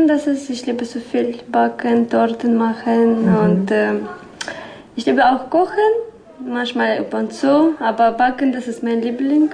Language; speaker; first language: German; non-native, learner; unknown